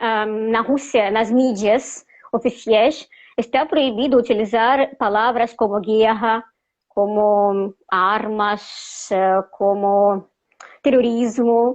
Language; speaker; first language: Portuguese; non-native, fluent; Russian